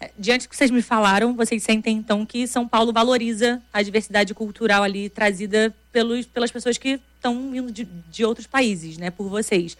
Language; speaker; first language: Portuguese; native; Portuguese